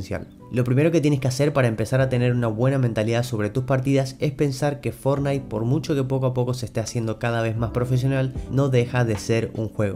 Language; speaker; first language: Spanish; native; Spanish